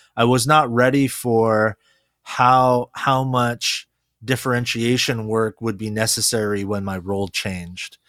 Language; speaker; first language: English; early bilingual, other home language; Korean